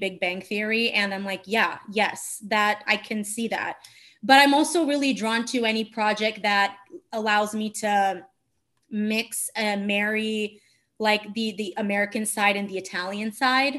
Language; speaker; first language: English; non-native, fluent; Italian